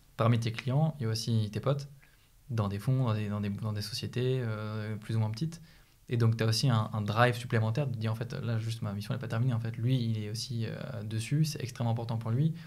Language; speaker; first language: French; native; French